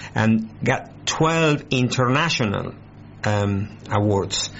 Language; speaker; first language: English; non-native, fluent; Spanish